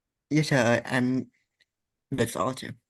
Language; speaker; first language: English; non-native, learner; Khmer